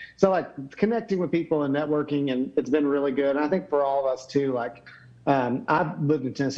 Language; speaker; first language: English; native; English